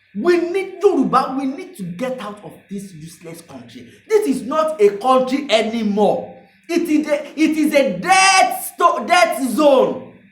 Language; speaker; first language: English; non-native, local second language; Yoruba